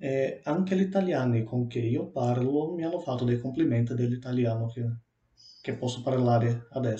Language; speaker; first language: Italian; non-native, fluent; Portuguese